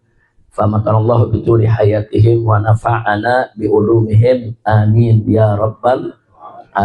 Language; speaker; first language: Indonesian; native; Indonesian